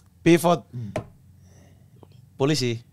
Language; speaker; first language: English; non-native, learner; Indonesian